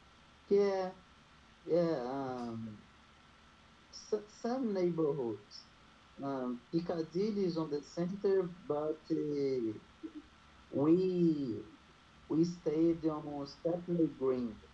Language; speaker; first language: English; non-native, learner; Portuguese